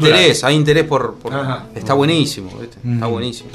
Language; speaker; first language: Spanish; native; Spanish